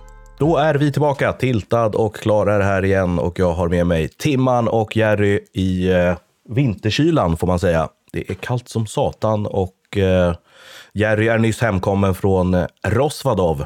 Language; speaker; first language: Swedish; native; Swedish